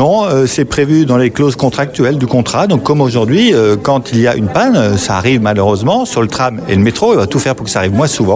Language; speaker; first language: French; native; French